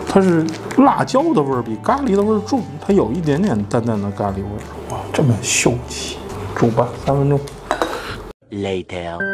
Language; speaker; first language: Chinese; native; Chinese